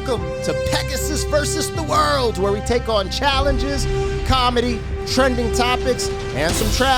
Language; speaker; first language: English; native; English